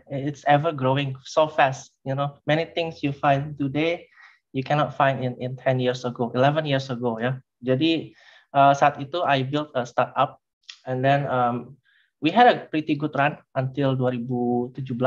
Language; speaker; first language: English; non-native, fluent; Indonesian